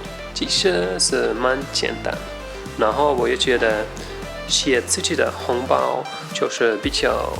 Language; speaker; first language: Chinese; non-native, fluent; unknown